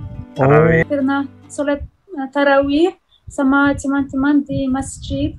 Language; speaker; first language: Indonesian; non-native, fluent; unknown